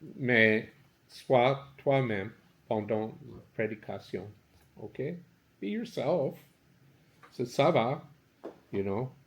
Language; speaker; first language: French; non-native, learner; English